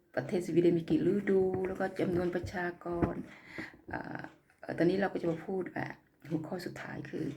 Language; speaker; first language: Thai; native; Thai